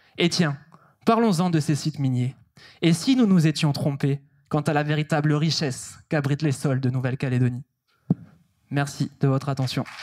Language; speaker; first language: French; native; French